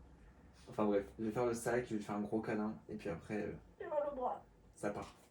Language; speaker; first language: French; native; French